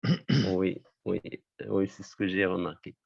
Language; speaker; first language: French; non-native, local second language; Arabic